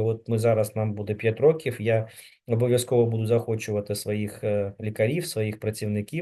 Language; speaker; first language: Ukrainian; native; Ukrainian